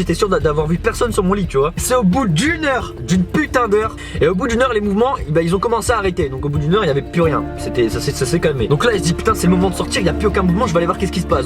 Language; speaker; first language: French; native; French